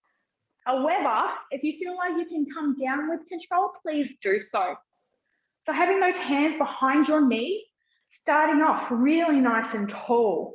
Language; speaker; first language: English; native; English